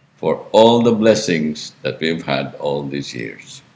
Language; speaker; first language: English; non-native, local second language; Filipino